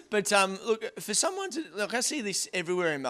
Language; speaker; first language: English; native; English